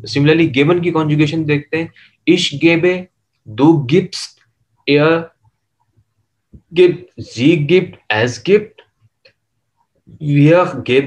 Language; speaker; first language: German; non-native, learner; Urdu